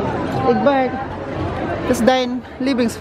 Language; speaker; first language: German; non-native, learner; Filipino